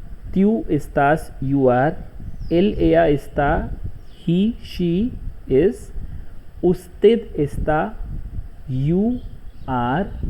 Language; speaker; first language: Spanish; non-native, learner; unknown